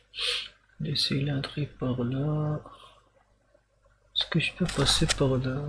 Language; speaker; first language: French; non-native, learner; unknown